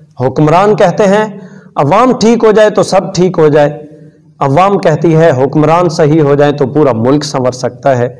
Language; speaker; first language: Urdu; non-native, local second language; Punjabi